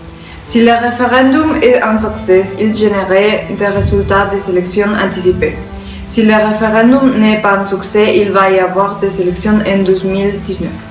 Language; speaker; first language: French; non-native, learner; Spanish